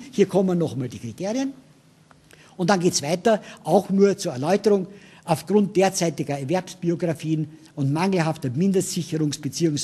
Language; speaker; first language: German; native; German